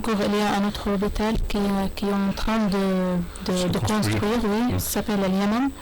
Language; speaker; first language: French; non-native, learner; Arabic